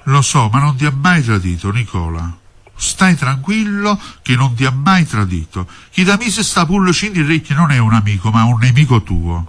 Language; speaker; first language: Italian; native; Italian